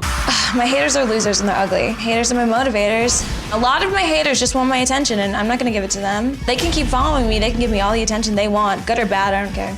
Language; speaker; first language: English; native; English